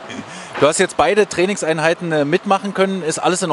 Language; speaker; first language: German; native; German